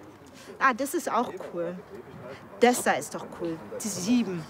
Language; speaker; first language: German; native; German